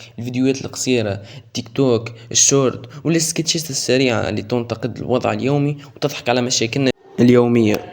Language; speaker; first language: Arabic; native; Arabic